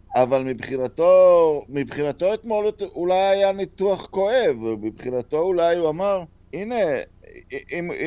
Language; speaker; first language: Hebrew; native; Hebrew